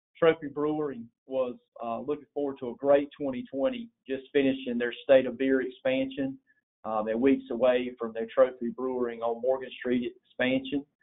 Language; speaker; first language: English; native; English